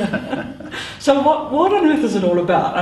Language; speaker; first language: English; native; English